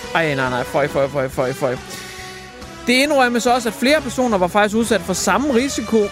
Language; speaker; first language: Danish; native; Danish